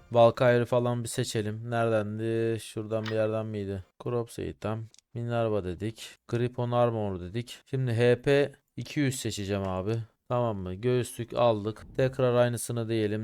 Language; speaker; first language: Turkish; native; Turkish